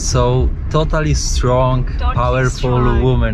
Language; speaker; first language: English; non-native, learner; Polish